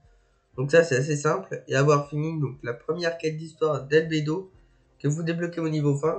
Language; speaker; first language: French; native; French